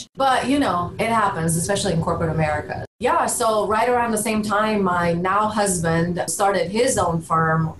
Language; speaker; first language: English; early bilingual, other home language; Bulgarian